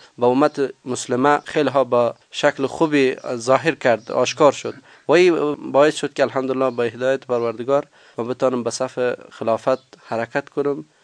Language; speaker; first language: Persian; native; Persian